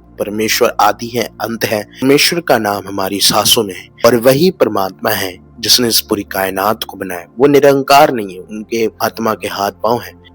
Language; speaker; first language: Hindi; non-native, local second language; Punjabi